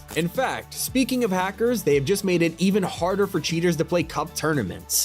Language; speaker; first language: English; native; English